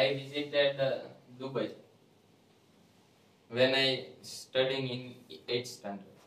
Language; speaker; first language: English; non-native, learner; Gujarati